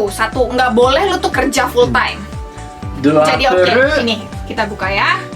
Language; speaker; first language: Indonesian; native; Indonesian